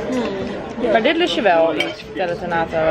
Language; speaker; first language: Dutch; native; Dutch